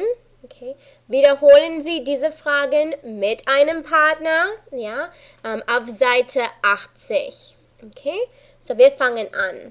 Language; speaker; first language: German; non-native, fluent; English